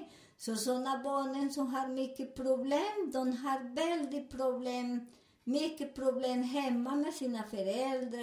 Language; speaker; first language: Swedish; non-native, fluent; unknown